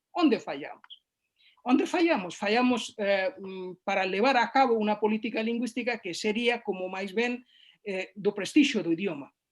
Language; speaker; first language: Galician; non-native, fluent; Bangla